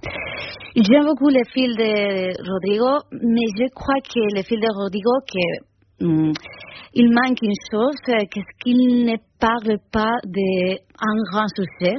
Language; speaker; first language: French; non-native, fluent; Spanish